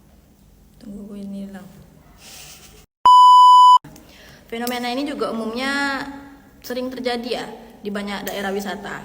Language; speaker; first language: Indonesian; native; Indonesian